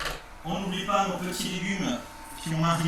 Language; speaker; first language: French; native; French